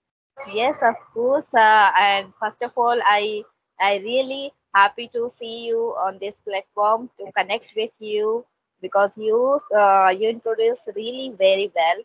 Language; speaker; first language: English; non-native, local second language; Hindi